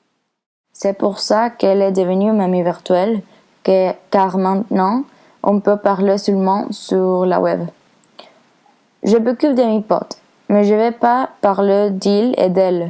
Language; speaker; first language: French; non-native, learner; Spanish